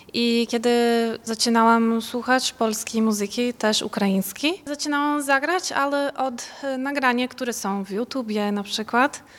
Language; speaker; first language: Polish; non-native, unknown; Portuguese